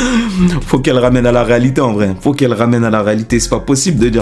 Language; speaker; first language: French; native; French